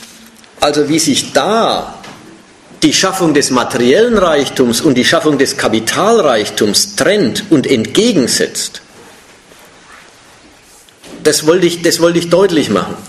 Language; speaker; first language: German; native; German